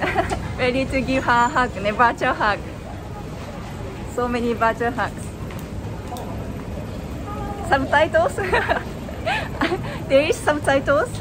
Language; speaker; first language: English; non-native, fluent; Japanese